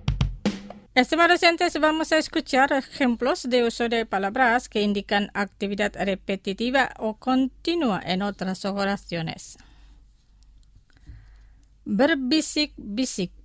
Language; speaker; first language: Spanish; non-native, fluent; Indonesian